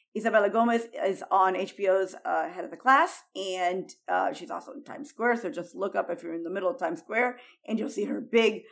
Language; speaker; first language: English; early bilingual, heritage; Spanish